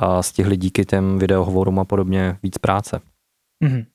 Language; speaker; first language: Czech; native; Czech